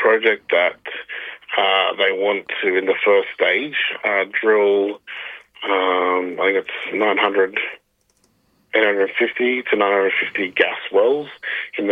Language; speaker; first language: English; native; English